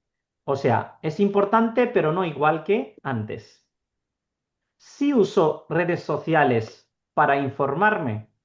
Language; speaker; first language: Spanish; non-native, fluent; Urdu